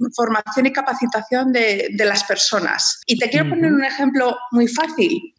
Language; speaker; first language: Spanish; native; Spanish